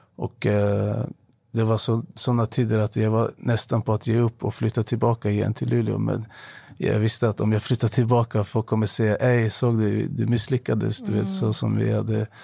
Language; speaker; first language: Swedish; non-native, fluent; Arabic